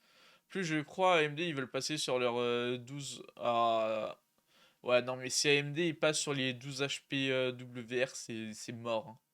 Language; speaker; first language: French; native; French